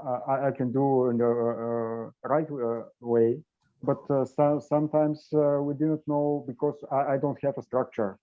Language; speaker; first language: English; non-native, learner; Bulgarian